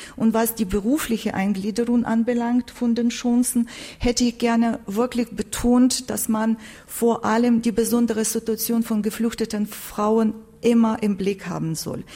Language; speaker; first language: German; non-native, fluent; Turkish